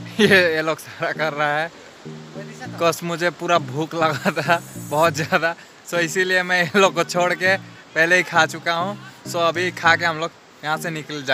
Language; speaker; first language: Hindi; non-native, local second language; Bangla